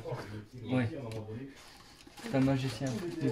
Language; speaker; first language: French; native; French